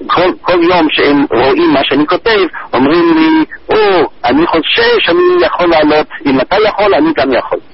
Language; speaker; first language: Hebrew; non-native, fluent; English